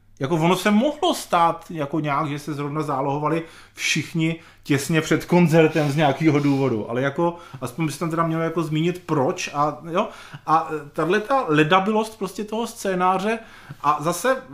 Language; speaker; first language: Czech; native; Czech